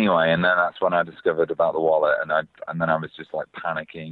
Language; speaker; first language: English; native; English